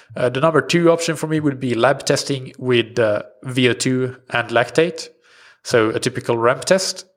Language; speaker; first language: English; non-native, fluent; Swedish